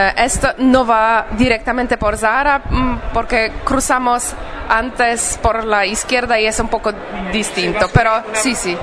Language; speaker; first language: Spanish; non-native, fluent; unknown